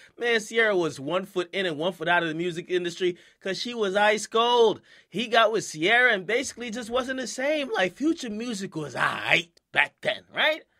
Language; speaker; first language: English; native; English